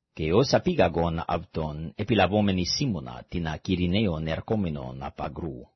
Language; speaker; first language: Greek; non-native, fluent; English